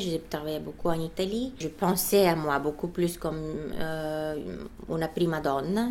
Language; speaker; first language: French; non-native, fluent; Bulgarian